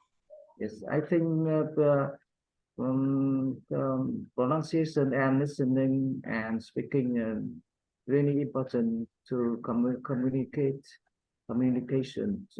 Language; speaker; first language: English; non-native, learner; Vietnamese